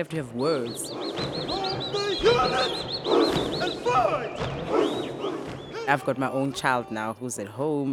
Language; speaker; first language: English; non-native, local second language; Xhosa